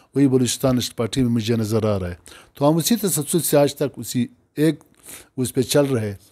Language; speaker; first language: Urdu; non-native, local second language; Pashto